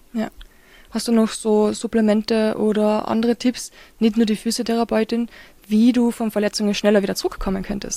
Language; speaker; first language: German; native; German